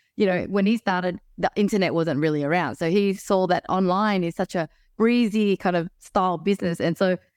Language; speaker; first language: English; native; English